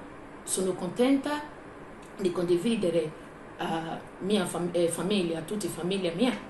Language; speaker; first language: Italian; non-native, learner; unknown